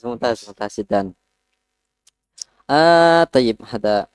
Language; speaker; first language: Arabic; non-native, learner; Indonesian